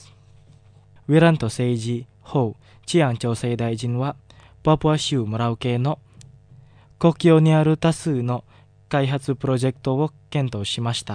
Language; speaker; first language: Japanese; non-native, fluent; Indonesian